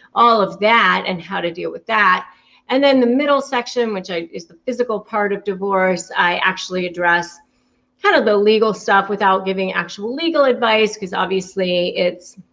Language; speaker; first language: English; native; English